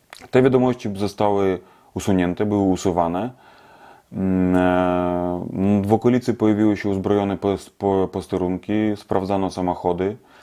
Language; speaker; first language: Polish; non-native, fluent; Russian